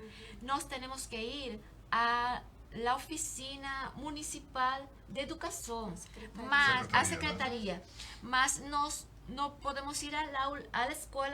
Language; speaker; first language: Portuguese; non-native, learner; Spanish